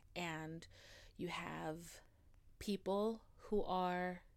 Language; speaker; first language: English; early bilingual, other home language; Haitian Creole